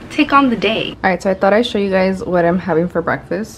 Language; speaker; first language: English; early bilingual, other home language; Spanish